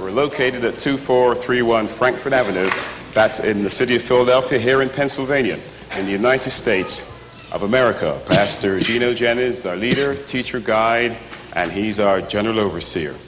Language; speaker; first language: English; native; English